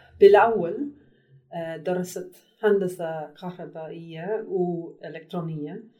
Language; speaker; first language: Arabic; non-native, learner; English